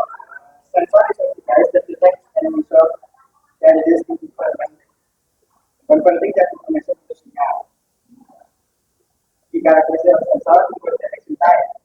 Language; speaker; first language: English; non-native, learner; Indonesian